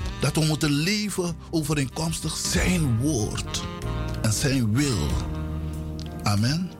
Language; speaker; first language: Dutch; non-native, local second language; Sranan Tongo